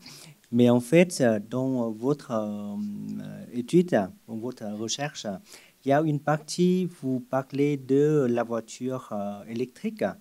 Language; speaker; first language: French; non-native, fluent; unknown